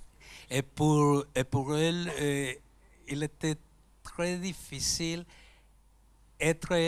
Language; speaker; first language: French; non-native, learner; Spanish